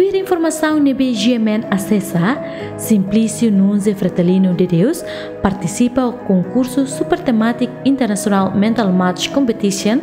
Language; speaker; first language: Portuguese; non-native, local second language; Tetum